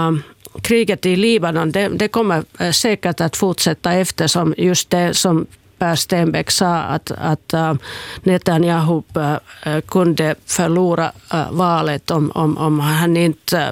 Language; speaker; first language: Swedish; non-native, fluent; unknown